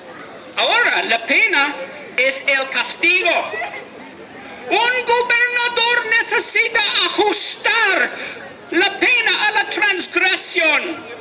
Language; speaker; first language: Spanish; non-native, learner; English